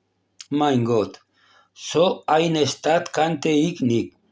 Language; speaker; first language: German; non-native, learner; Spanish